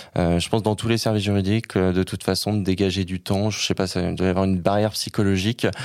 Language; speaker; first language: French; native; French